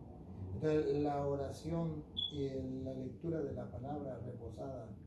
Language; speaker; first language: Spanish; native; Spanish